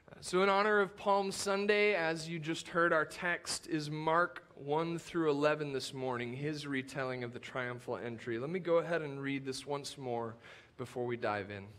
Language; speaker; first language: English; native; English